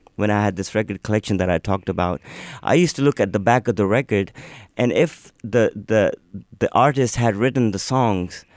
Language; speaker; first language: English; non-native, local second language; Urdu